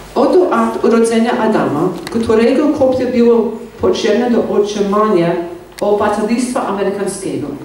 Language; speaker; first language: Polish; non-native, learner; English